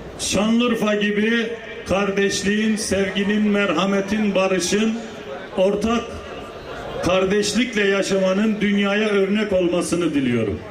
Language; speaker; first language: Turkish; native; Turkish